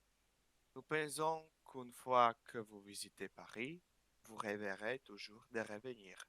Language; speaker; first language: French; non-native, learner; Slovak